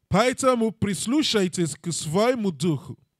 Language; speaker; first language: Russian; non-native, learner; English